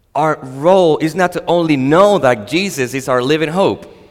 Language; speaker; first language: English; non-native, fluent; Spanish